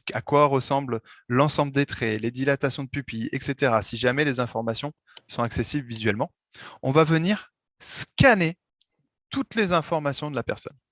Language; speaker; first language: French; native; French